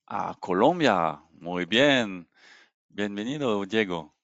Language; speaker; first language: Spanish; non-native, learner; French